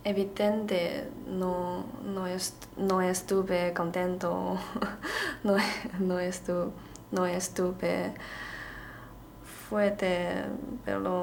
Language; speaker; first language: Spanish; non-native, learner; Chinese